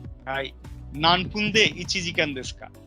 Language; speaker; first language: Japanese; non-native, fluent; Bangla